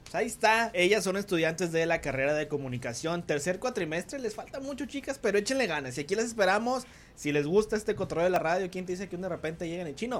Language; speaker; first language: Spanish; native; Spanish